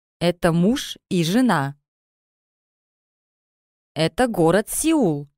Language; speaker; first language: Russian; non-native, learner; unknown